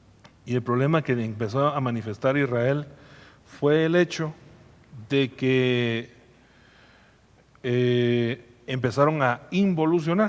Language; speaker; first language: Spanish; native; Spanish